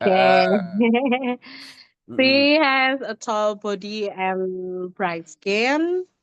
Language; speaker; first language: English; non-native, learner; Indonesian